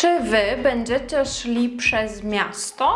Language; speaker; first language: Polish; non-native, fluent; Ukrainian